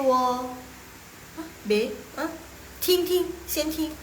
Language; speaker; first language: Chinese; non-native, fluent; Indonesian